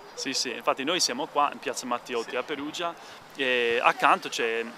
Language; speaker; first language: Italian; non-native, fluent; English